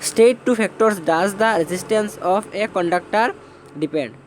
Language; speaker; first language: Hindi; non-native, local second language; Bangla